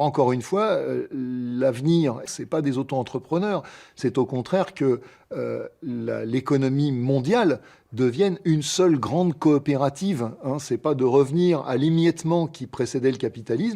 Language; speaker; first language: French; native; French